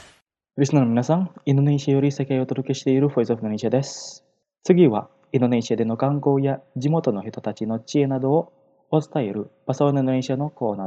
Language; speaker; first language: Japanese; non-native, fluent; Indonesian